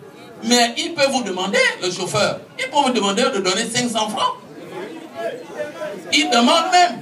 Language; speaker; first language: French; non-native, local second language; Fang